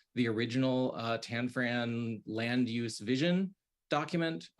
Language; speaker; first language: English; native; English